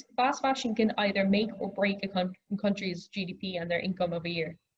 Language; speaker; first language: English; native; English